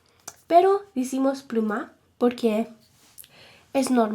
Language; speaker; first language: Spanish; non-native, learner; English